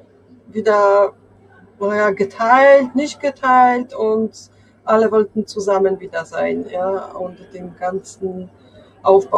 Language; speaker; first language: German; non-native, fluent; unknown